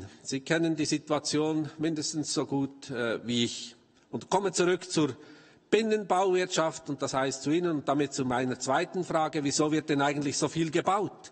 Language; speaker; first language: German; native; German